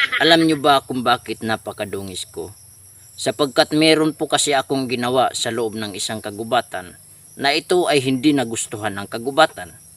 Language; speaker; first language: Filipino; non-native, local second language; Waray